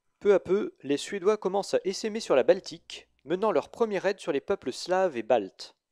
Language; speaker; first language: French; native; French